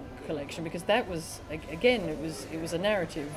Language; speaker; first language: English; native; English